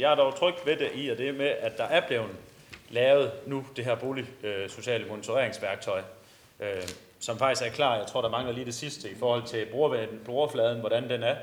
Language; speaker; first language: Danish; native; Danish